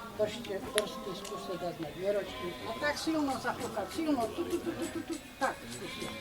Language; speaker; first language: Slovak; non-native, local second language; Rusyn